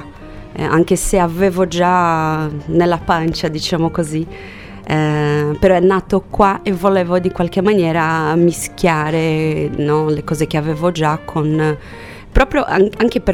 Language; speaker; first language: Italian; non-native, fluent; Portuguese